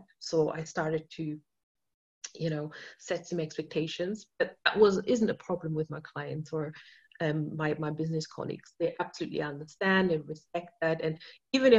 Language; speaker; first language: English; non-native, fluent; German